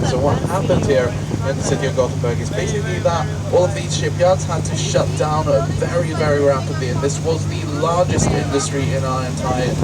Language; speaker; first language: English; non-native, fluent; Swedish